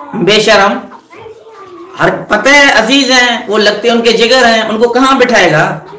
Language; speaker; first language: Urdu; non-native, local second language; Sindhi